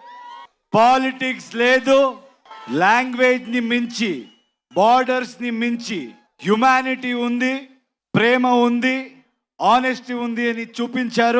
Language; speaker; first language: Telugu; non-native, fluent; Kannada